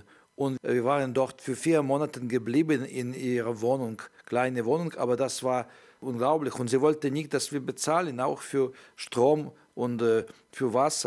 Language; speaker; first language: German; non-native, learner; Ukrainian